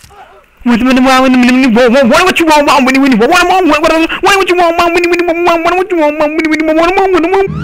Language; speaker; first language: English; non-native, learner; Italian